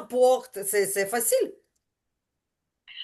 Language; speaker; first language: French; non-native, learner; Ukrainian